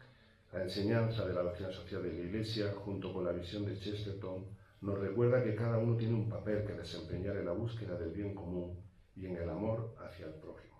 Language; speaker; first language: Spanish; native; Spanish